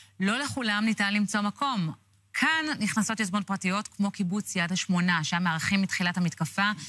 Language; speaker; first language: Hebrew; native; Hebrew